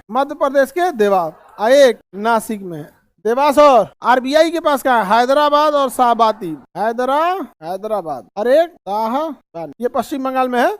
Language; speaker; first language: Hindi; native; Hindi